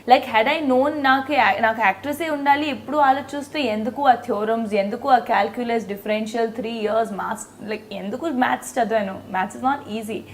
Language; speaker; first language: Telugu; non-native, local second language; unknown